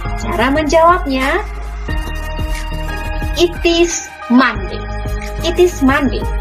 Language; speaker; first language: English; non-native, fluent; Indonesian